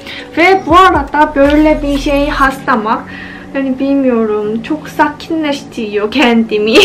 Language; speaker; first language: Turkish; non-native, fluent; Korean